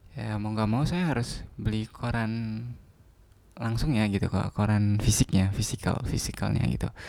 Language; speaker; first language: Indonesian; non-native, local second language; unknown